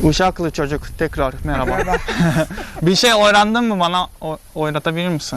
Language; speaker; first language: Turkish; non-native, fluent; Japanese